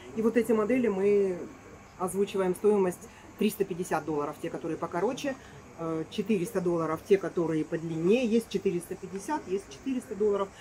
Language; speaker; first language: Russian; native; Russian